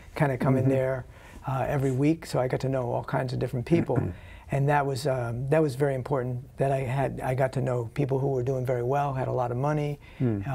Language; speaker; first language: English; native; English